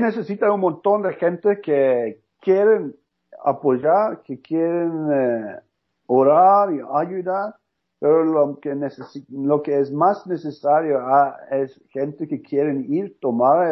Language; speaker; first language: Spanish; non-native, learner; Norwegian